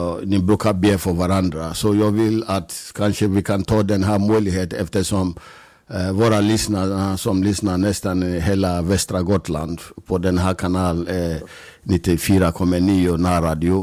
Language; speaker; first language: Swedish; non-native, fluent; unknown